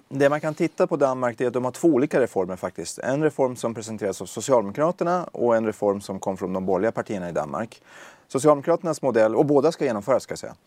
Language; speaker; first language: Swedish; early bilingual, other home language; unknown